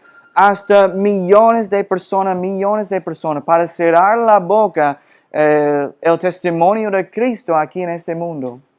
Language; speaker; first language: Spanish; non-native, fluent; English